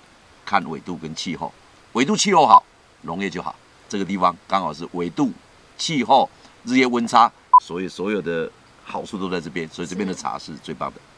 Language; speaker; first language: Chinese; native; Chinese